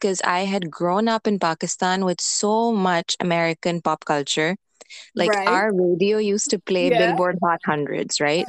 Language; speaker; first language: English; non-native, local second language; Urdu